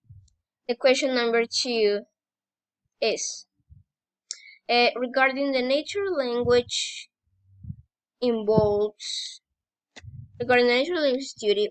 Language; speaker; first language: English; non-native, learner; Spanish